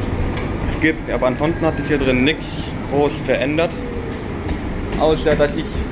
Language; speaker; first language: German; native; German